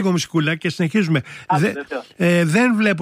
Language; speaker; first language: Greek; native; Greek